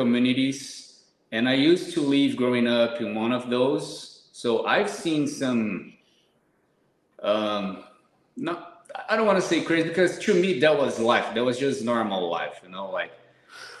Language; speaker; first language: English; non-native, fluent; Portuguese